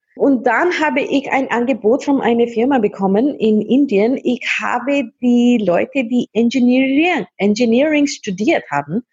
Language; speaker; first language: German; non-native, fluent; Hindi